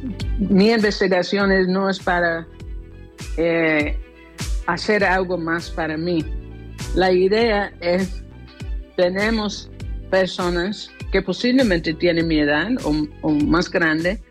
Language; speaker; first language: Spanish; non-native, fluent; English